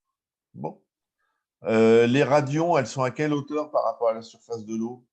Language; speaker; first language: French; native; French